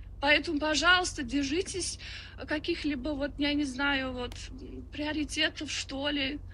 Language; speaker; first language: Russian; non-native, local second language; Turkmen